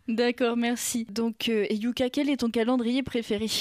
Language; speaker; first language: French; native; French